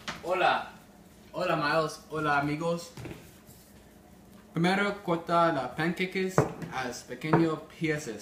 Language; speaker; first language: Spanish; non-native, learner; English